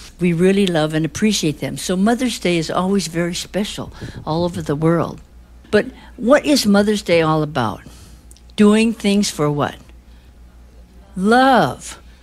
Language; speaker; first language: English; early bilingual, other home language; Chinese